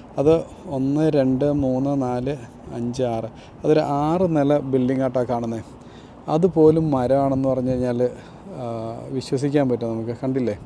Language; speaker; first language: Malayalam; native; Malayalam